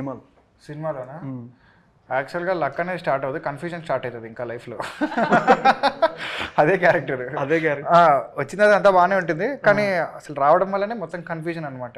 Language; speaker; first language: Telugu; native; Telugu